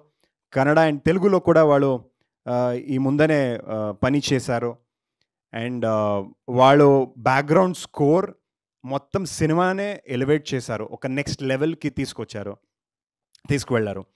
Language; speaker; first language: Telugu; non-native, learner; Kannada